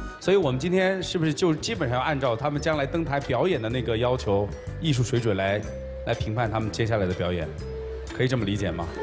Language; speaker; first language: Chinese; native; Chinese